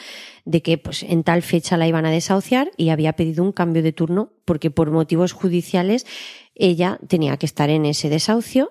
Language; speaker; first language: Spanish; native; Spanish